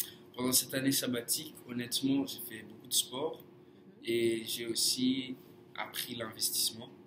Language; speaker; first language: French; non-native, fluent; English